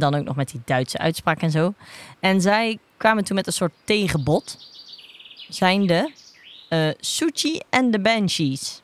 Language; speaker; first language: Dutch; native; Dutch